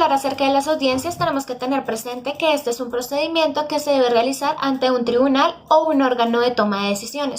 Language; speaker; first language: Spanish; native; Spanish